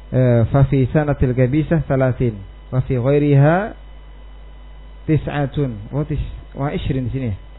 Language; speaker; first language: Arabic; non-native, fluent; Indonesian